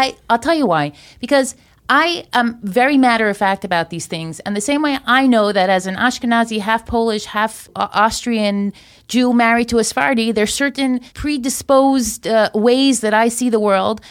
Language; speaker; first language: English; native; English